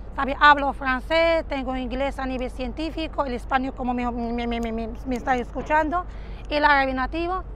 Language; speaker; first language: Spanish; non-native, fluent; Arabic